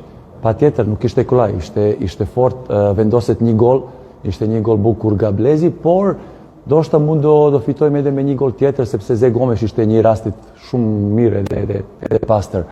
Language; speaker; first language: Albanian; non-native, learner; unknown